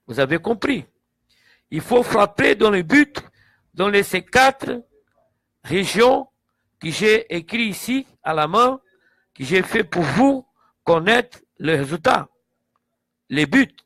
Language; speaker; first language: French; non-native, fluent; Portuguese